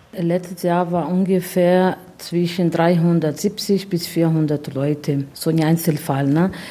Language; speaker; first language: German; non-native, fluent; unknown